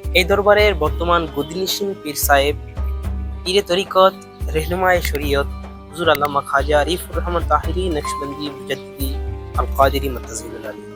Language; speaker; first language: Bangla; native; Bangla